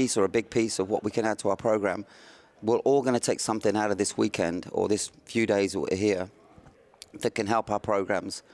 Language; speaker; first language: English; native; English